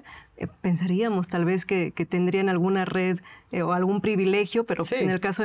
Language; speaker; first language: Spanish; native; Spanish